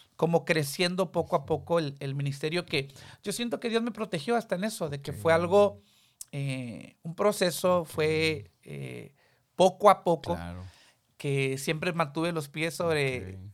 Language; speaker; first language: Spanish; early bilingual, heritage; Spanish